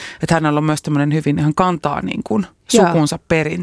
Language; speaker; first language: Finnish; native; Finnish